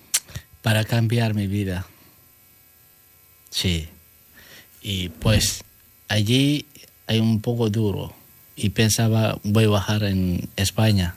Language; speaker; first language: Spanish; non-native, learner; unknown